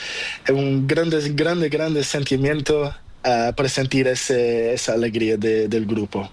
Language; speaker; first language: Spanish; non-native, learner; Portuguese